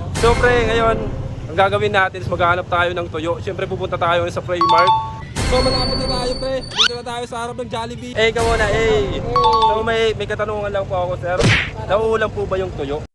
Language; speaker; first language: Filipino; non-native, local second language; Bikol